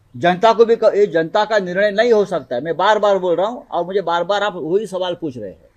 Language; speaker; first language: Hindi; non-native, local second language; Marathi